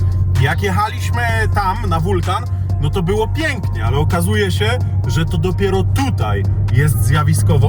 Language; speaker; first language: Polish; native; Polish